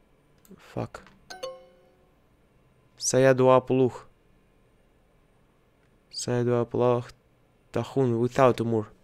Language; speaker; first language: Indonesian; non-native, learner; Russian